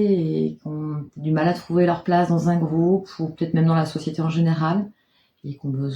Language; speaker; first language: French; native; French